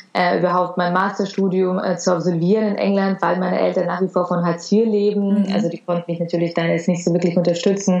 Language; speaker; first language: German; early bilingual, other home language; Russian